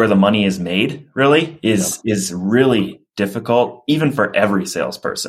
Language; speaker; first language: English; native; English